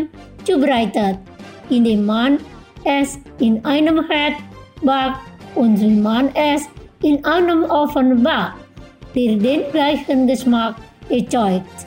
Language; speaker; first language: German; non-native, local second language; Indonesian